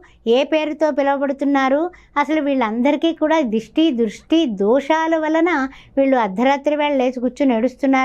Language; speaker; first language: Telugu; native; Telugu